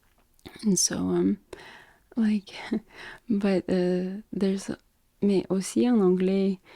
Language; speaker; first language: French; non-native, learner; English